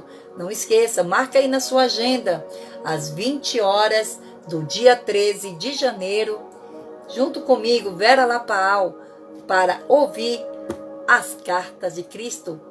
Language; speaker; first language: Portuguese; native; Portuguese